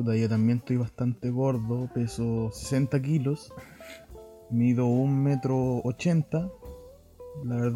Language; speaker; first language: Spanish; native; Spanish